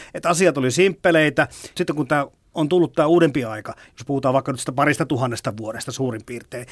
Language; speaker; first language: Finnish; native; Finnish